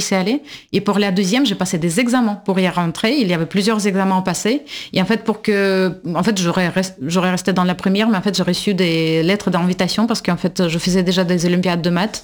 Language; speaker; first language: French; non-native, fluent; Russian